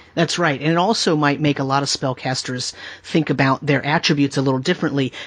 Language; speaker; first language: English; native; English